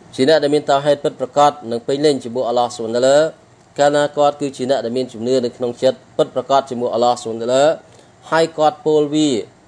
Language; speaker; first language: Khmer; non-native, local second language; Eastern Cham